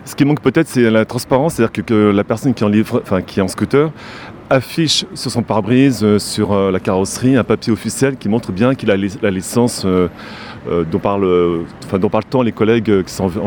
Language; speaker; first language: French; native; French